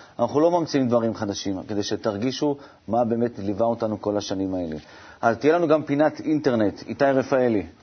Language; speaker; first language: Hebrew; native; Hebrew